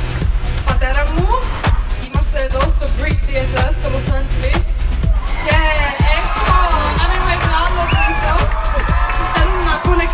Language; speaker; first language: Greek; non-native, learner; English